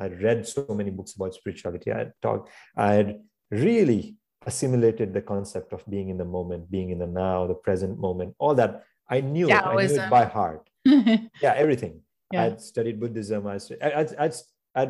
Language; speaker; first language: English; non-native, local second language; Gujarati